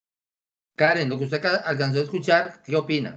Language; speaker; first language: Spanish; native; Spanish